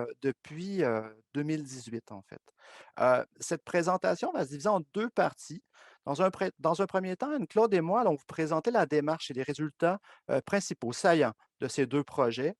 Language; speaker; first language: French; native; French